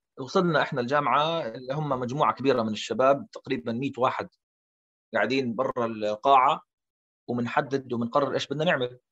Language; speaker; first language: Arabic; early bilingual, heritage; Arabic